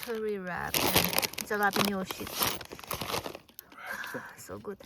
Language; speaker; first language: English; non-native, learner; Thai